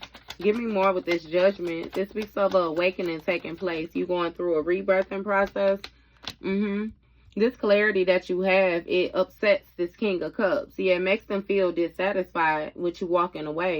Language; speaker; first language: English; native; English